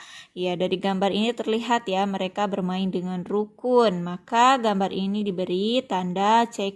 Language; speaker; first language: Indonesian; native; Indonesian